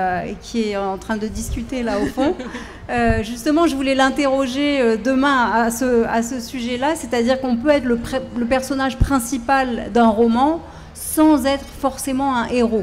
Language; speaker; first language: French; native; French